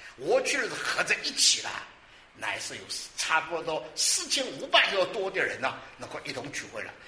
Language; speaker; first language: Chinese; non-native, local second language; Wu Chinese